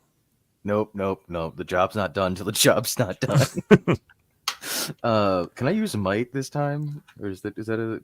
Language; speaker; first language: English; native; English